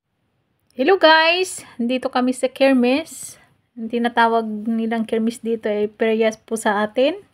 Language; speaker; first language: Filipino; native; Filipino